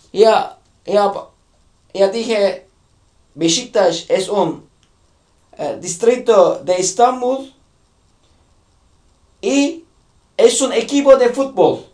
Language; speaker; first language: Spanish; non-native, learner; Turkish